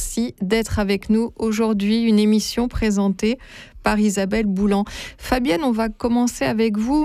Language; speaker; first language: French; native; French